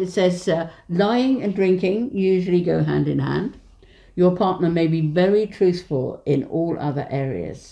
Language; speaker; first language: English; native; English